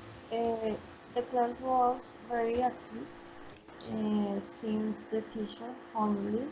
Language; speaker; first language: English; non-native, learner; Spanish